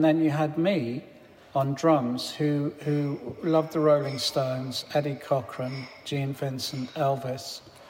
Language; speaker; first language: English; native; English